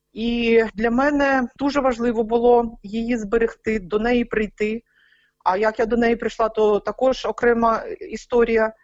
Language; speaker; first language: Ukrainian; native; Ukrainian